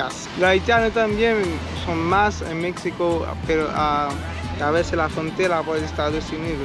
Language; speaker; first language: Spanish; non-native, learner; Haitian Creole